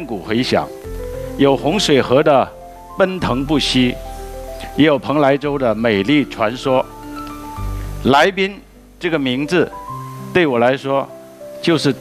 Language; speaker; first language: Chinese; native; Chinese